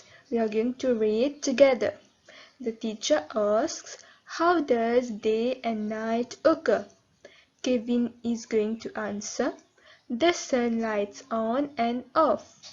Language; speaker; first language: English; non-native, local second language; Morisyen